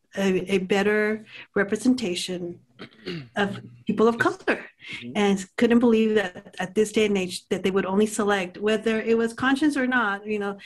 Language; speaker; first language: English; native; English